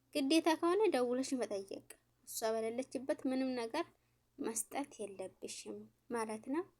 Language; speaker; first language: Amharic; native; Amharic